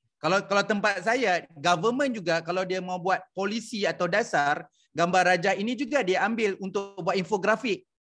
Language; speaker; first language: Malay; native; Malay